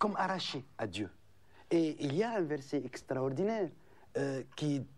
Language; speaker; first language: French; non-native, local second language; Arabic